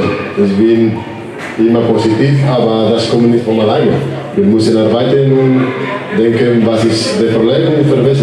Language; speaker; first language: German; non-native, learner; Spanish